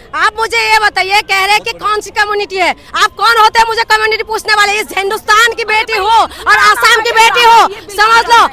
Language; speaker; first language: Hindi; non-native, local second language; Assamese